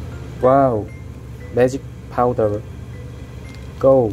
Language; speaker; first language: English; non-native, learner; Korean